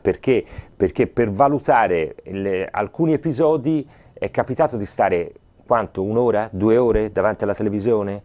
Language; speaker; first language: Italian; native; Italian